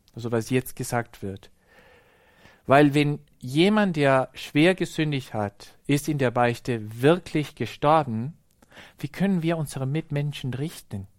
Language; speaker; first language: German; non-native, fluent; Spanish